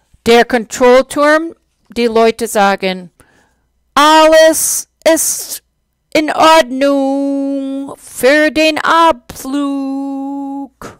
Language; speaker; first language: German; non-native, fluent; English